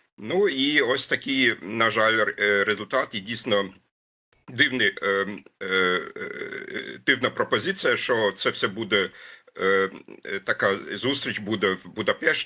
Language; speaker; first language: Ukrainian; non-native, fluent; German